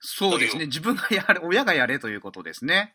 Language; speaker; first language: Japanese; native; Japanese